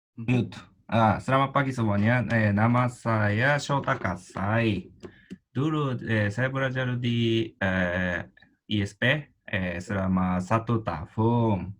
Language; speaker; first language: Indonesian; non-native, fluent; Japanese